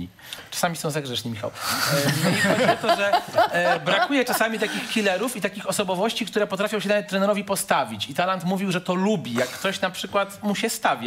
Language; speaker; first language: Polish; native; Polish